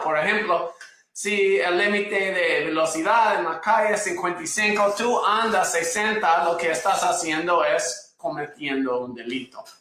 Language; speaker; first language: Spanish; non-native, fluent; English